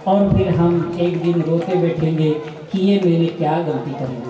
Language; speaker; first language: Hindi; non-native, local second language; Marathi